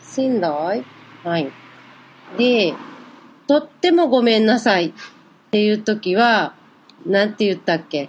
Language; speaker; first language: Japanese; native; Japanese